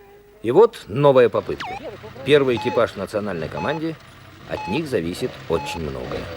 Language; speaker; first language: Russian; native; Russian